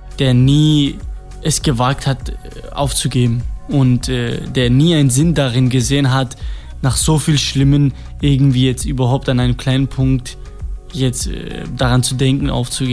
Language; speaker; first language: German; non-native, fluent; Kurdish